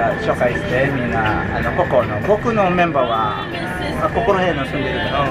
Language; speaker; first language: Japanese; non-native, learner; Filipino